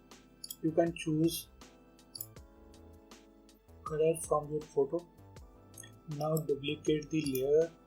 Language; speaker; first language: English; non-native, local second language; Hindi